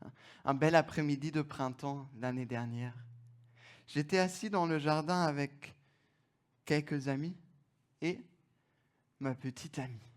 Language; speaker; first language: French; non-native, fluent; German